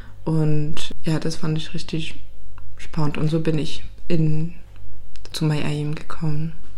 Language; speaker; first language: German; non-native, fluent; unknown